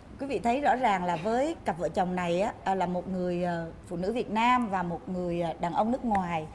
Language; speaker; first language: Vietnamese; native; Vietnamese